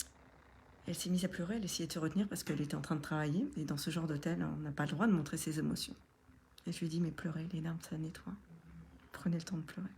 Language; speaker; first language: French; native; French